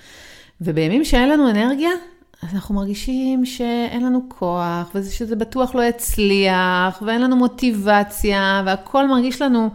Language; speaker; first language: Hebrew; native; Hebrew